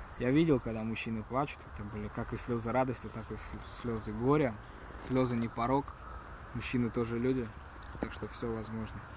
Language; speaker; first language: Russian; early bilingual, heritage; Russian